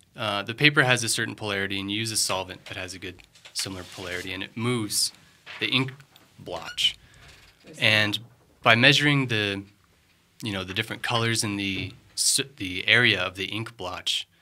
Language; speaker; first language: English; native; English